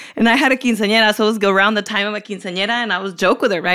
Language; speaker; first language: English; early bilingual, other home language; Spanish